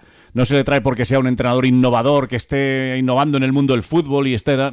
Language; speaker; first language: Spanish; native; Spanish